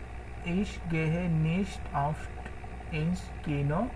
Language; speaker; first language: German; non-native, learner; Bangla